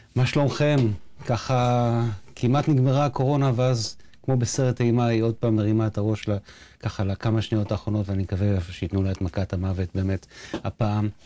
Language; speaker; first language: Hebrew; native; Hebrew